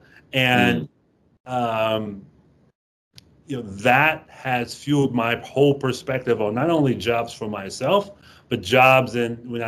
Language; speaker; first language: English; native; English